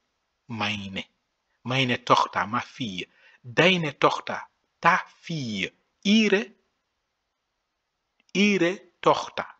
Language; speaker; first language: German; non-native, fluent; French